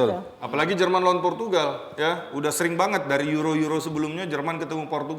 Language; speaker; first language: Indonesian; native; Indonesian